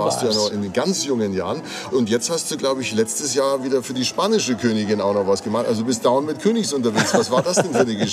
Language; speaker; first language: German; native; German